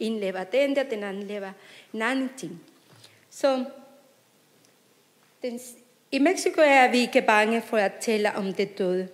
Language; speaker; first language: Danish; non-native, fluent; Spanish